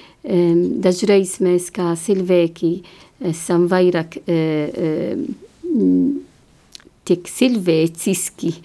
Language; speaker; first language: Latvian; non-native, learner; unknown